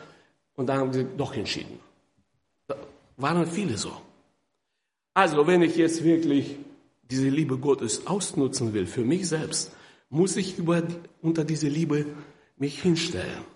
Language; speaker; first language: German; non-native, fluent; Russian